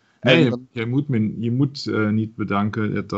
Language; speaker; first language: Dutch; non-native, learner; German